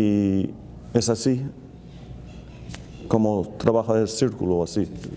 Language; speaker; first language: Spanish; non-native, fluent; English